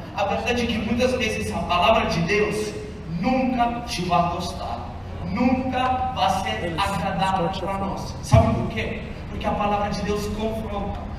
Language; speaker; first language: Portuguese; non-native, fluent; Italian